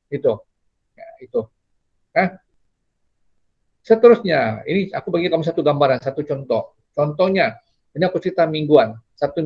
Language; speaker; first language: Indonesian; non-native, local second language; Malay